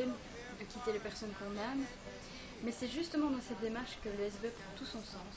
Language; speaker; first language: French; native; French